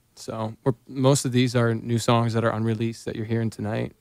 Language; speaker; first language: English; native; English